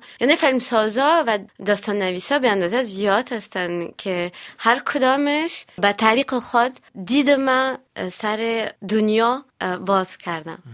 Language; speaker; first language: Persian; early bilingual, heritage; Persian